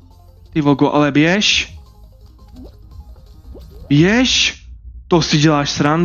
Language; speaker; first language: Czech; native; Czech